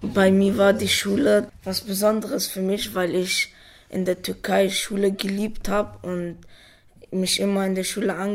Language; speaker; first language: German; early bilingual, other home language; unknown